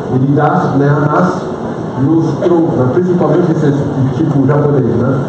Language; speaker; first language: Portuguese; non-native, fluent; French